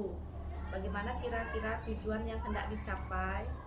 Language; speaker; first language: Indonesian; native; Indonesian